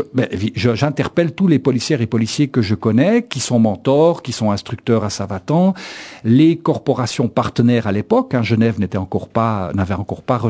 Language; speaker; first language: French; native; French